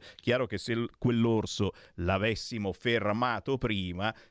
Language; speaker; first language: Italian; native; Italian